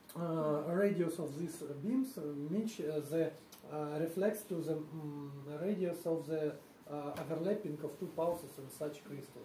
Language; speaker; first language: English; non-native, fluent; Russian